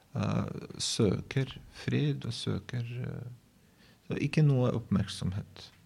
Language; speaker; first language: Norwegian; non-native, fluent; Bosnian